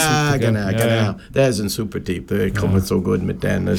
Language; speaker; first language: German; non-native, learner; English